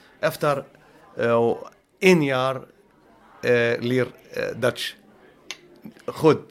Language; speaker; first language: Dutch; non-native, learner; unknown